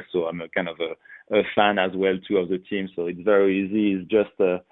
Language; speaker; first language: English; non-native, fluent; French